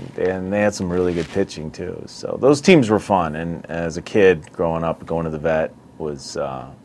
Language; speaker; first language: English; native; English